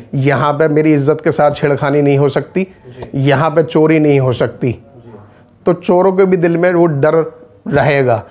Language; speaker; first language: Hindi; native; Hindi